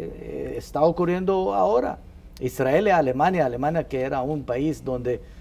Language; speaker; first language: Spanish; non-native, fluent; Hebrew